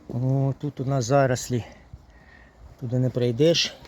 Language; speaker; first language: Ukrainian; non-native, local second language; Russian